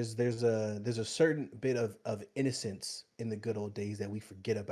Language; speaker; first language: English; native; English